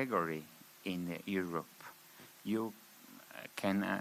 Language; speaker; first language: English; non-native, learner; Spanish